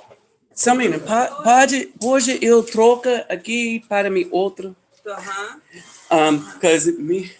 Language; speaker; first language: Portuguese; non-native, learner; English